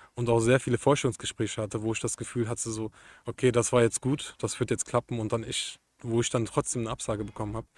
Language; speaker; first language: German; native; German